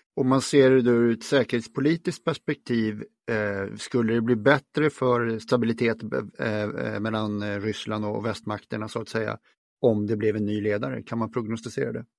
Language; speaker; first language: Swedish; native; Swedish